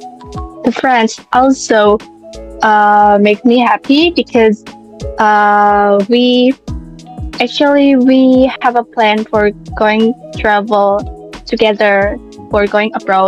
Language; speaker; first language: English; non-native, learner; Indonesian